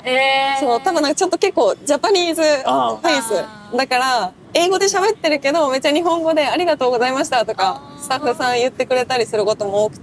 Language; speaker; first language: Japanese; native; Japanese